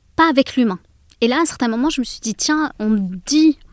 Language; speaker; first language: French; native; French